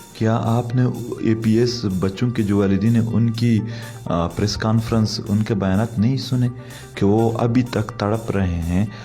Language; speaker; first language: Urdu; non-native, local second language; Pashto